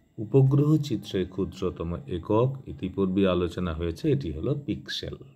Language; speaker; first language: Bangla; native; Bangla